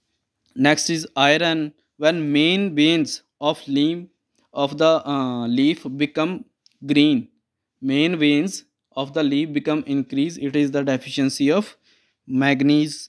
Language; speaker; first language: English; non-native, local second language; Punjabi